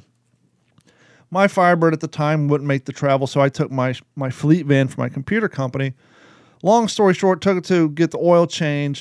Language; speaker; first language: English; native; English